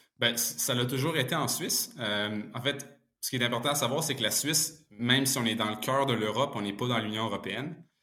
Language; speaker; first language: French; early bilingual, other home language; Bosnian